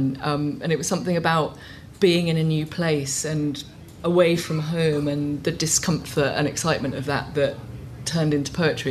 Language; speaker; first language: English; native; English